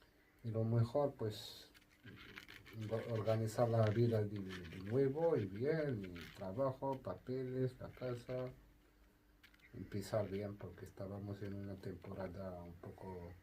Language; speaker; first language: Spanish; non-native, learner; Arabic